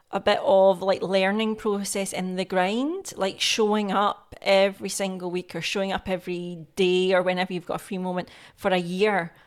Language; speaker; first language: English; native; English